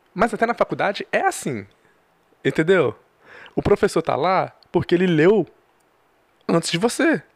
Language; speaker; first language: Portuguese; early bilingual, other home language; English